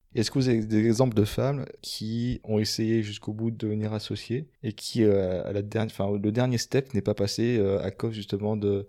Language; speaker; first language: French; non-native, fluent; Swedish